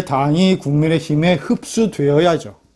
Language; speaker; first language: Korean; native; Korean